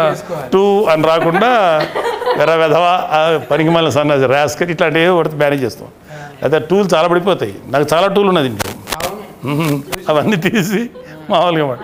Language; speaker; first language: Telugu; native; Telugu